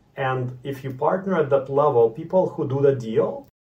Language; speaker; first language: English; non-native, fluent; Latvian